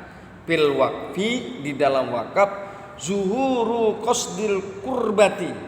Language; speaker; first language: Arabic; non-native, fluent; Indonesian